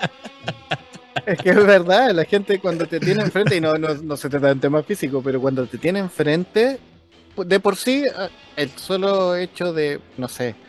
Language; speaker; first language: Spanish; native; Spanish